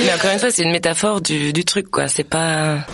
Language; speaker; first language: French; native; French